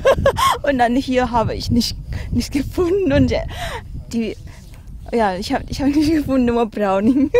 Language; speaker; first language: German; non-native, learner; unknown